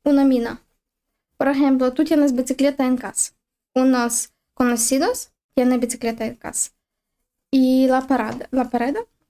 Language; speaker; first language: Spanish; non-native, learner; Ukrainian